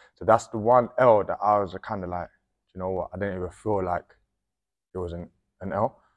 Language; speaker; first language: English; native; English